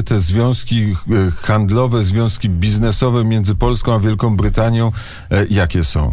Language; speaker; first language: Polish; native; Polish